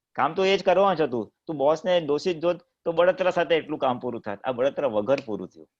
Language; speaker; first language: Gujarati; native; Gujarati